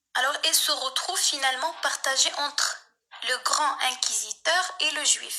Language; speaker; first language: French; non-native, local second language; Arabic